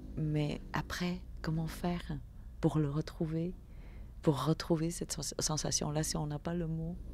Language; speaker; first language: French; early bilingual, other home language; Vietnamese